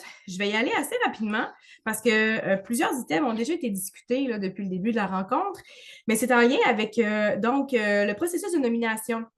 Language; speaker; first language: French; native; French